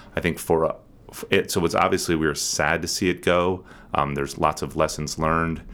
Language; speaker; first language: English; native; English